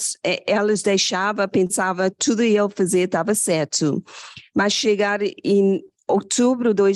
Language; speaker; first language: Portuguese; non-native, fluent; English